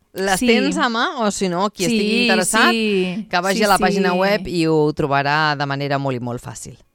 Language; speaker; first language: Catalan; native; Catalan